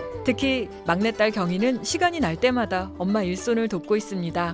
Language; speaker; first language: Korean; native; Korean